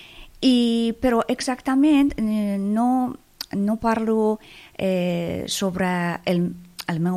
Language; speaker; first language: Catalan; non-native, fluent; Persian